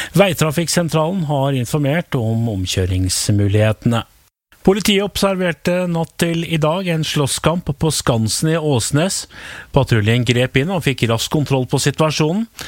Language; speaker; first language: Norwegian; native; Norwegian